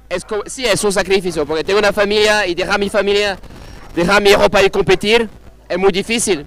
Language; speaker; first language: Spanish; non-native, fluent; Portuguese